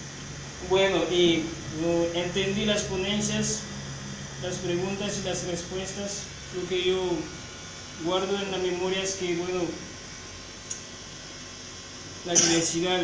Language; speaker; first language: Spanish; non-native, fluent; French